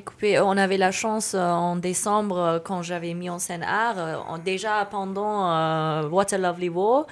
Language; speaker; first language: French; non-native, learner; English